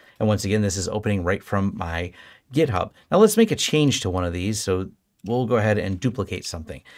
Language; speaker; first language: English; native; English